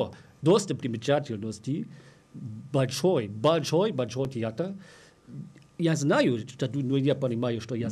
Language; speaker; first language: Russian; non-native, learner; German